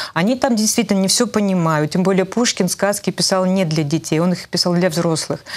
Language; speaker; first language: Russian; native; Russian